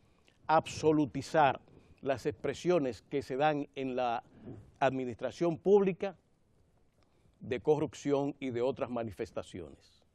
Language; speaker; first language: Spanish; native; Spanish